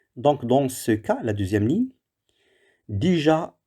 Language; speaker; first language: French; non-native, local second language; Arabic